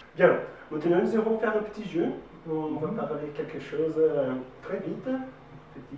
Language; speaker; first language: French; non-native, learner; Portuguese